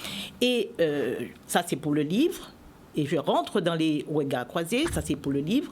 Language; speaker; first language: French; native; French